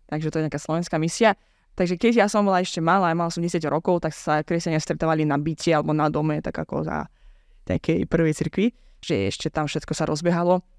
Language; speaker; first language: Slovak; non-native, fluent; Azerbaijani